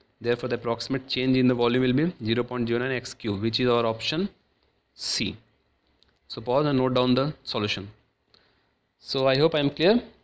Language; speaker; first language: English; non-native, local second language; Hindi